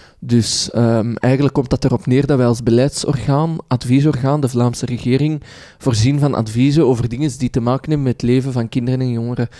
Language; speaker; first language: Dutch; early bilingual, other home language; Arabic